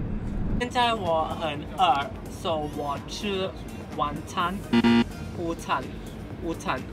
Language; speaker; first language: Chinese; non-native, learner; English